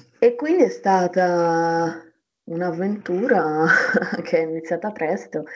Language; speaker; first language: Italian; early bilingual, other home language; German